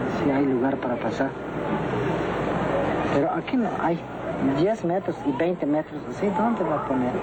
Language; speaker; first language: Spanish; non-native, local second language; Yucateco